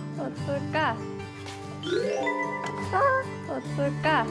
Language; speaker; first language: Korean; non-native, learner; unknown